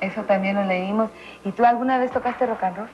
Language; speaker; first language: Spanish; native; Spanish